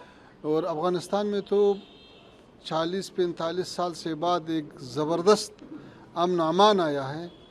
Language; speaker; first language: Hindi; non-native, learner; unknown